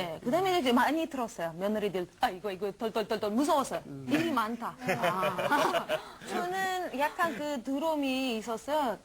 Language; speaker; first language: Korean; non-native, learner; Romanian